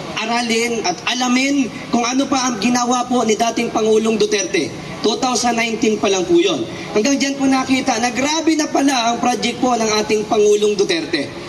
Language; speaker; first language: Filipino; non-native, local second language; Bikol